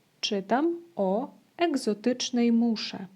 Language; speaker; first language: Polish; non-native, fluent; Ukrainian